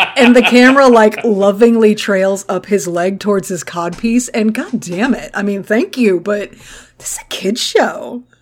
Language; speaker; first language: English; native; English